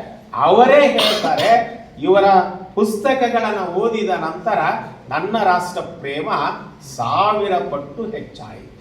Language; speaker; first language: Kannada; native; Kannada